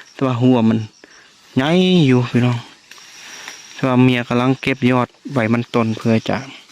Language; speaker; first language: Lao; non-native, local second language; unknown